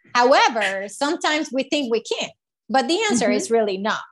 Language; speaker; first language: English; non-native, fluent; Spanish